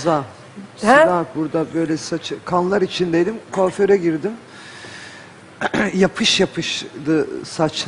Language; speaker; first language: Turkish; native; Turkish